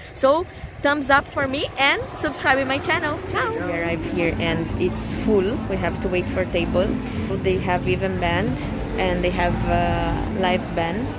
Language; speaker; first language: English; non-native, fluent; Portuguese